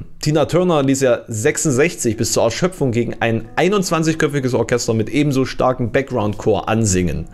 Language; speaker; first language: German; native; German